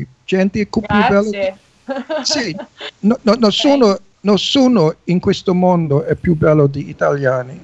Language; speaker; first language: Italian; early bilingual, heritage; English